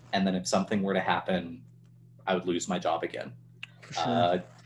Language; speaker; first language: English; native; English